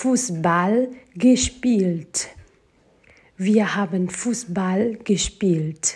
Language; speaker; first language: German; non-native, fluent; Burmese